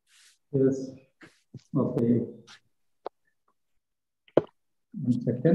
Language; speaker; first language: English; non-native, learner; Malayalam